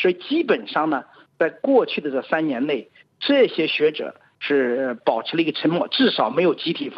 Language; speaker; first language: Chinese; native; Chinese